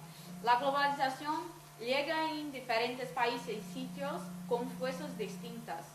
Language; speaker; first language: Spanish; non-native, fluent; Portuguese